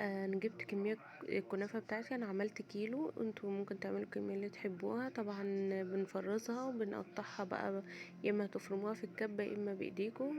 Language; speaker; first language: Arabic; native; Arabic